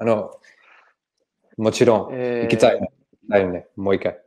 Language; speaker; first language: Japanese; non-native, learner; Portuguese